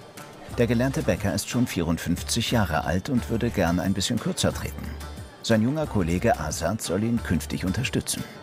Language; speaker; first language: German; native; German